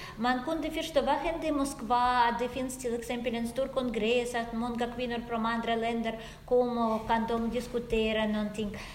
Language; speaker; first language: Swedish; non-native, fluent; Russian